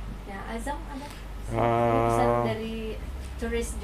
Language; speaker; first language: Indonesian; native; Indonesian